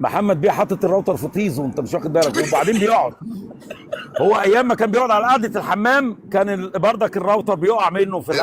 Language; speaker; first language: Arabic; native; Arabic